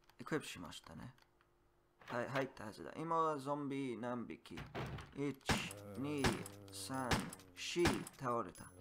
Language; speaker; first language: Japanese; non-native, learner; English